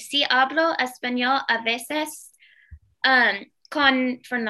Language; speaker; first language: Spanish; non-native, learner; English